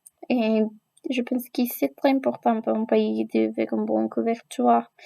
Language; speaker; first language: French; non-native, learner; Spanish